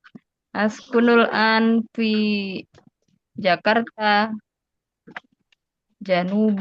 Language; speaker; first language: Arabic; non-native, learner; Indonesian